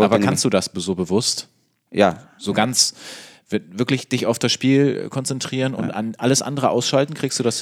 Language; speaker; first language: German; native; German